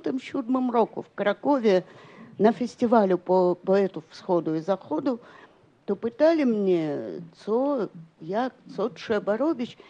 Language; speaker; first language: Polish; non-native, fluent; Russian